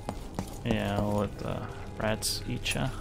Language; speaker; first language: English; native; English